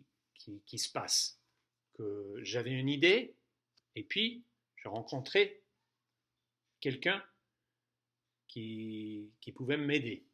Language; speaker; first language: French; non-native, fluent; English